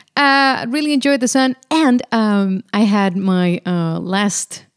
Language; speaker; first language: English; non-native, fluent; Spanish